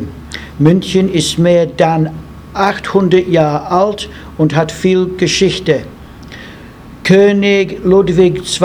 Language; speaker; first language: German; non-native, learner; English